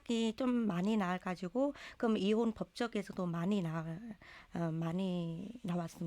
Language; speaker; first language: Korean; non-native, learner; Vietnamese